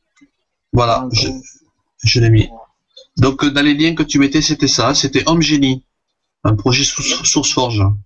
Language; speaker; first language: French; native; French